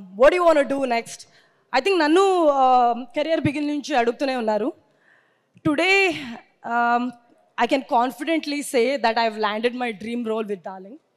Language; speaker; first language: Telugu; non-native, learner; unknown